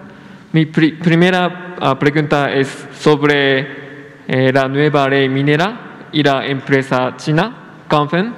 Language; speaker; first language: Spanish; non-native, fluent; Japanese